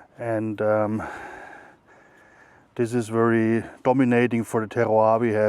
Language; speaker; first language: English; non-native, fluent; German